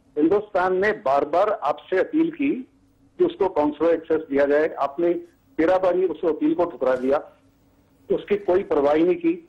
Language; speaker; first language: Hindi; native; Hindi